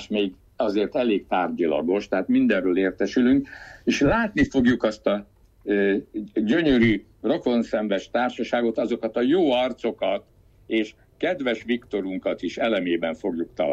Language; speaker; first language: Hungarian; native; Hungarian